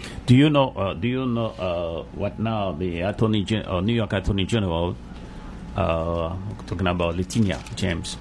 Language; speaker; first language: English; non-native, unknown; Haitian Creole